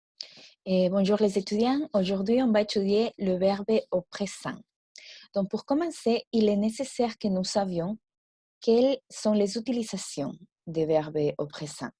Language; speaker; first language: French; non-native, fluent; Spanish